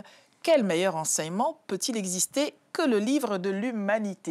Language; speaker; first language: French; native; French